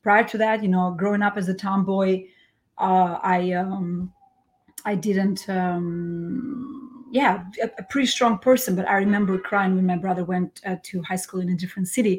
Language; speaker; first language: English; non-native, fluent; Albanian